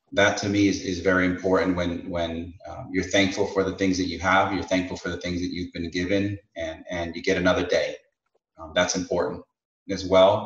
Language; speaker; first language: English; native; English